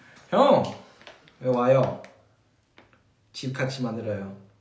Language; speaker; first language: Korean; early bilingual, heritage; Korean